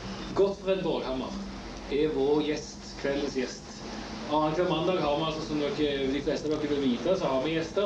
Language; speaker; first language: Norwegian; native; Norwegian